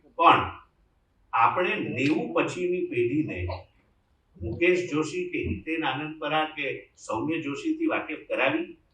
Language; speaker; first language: Gujarati; native; Gujarati